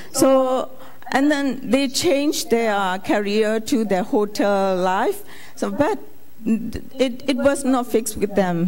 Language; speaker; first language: English; non-native, fluent; Burmese